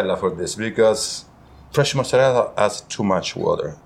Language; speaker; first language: English; non-native, learner; Italian